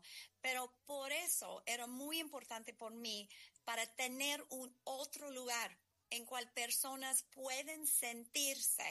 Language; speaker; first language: Spanish; non-native, fluent; English